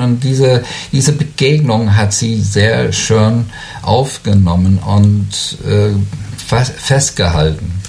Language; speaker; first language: German; non-native, learner; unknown